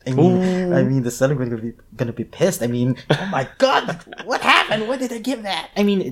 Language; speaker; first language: English; non-native, local second language; Filipino